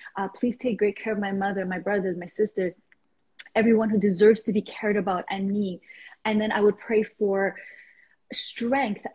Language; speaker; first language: English; non-native, fluent; Persian